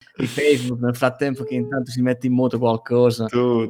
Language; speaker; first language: Italian; native; Italian